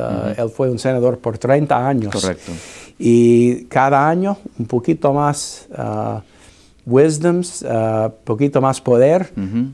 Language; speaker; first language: Spanish; non-native, fluent; English